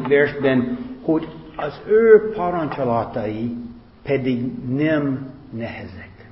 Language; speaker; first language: Hungarian; non-native, fluent; English